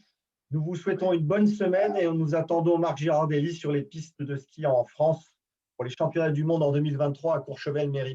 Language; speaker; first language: French; native; French